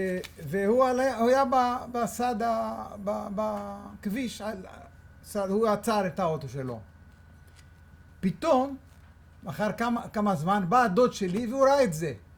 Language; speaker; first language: Hebrew; non-native, fluent; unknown